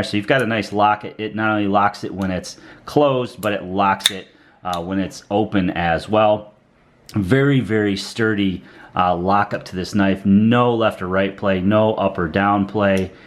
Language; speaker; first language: English; native; English